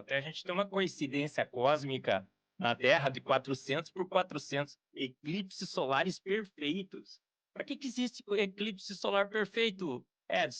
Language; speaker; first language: Portuguese; native; Portuguese